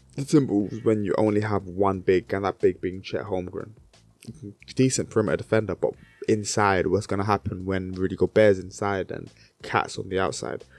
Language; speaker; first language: English; native; English